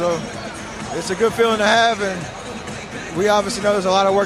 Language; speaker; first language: English; native; English